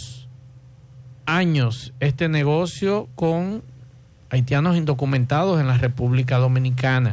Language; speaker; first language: Spanish; native; Spanish